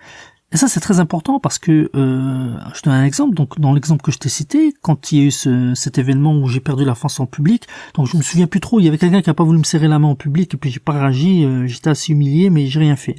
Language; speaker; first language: French; native; French